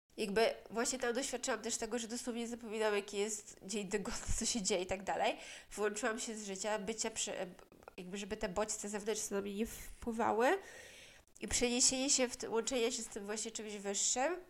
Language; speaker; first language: Polish; native; Polish